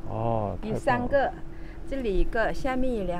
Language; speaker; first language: Chinese; early bilingual, heritage; Chinese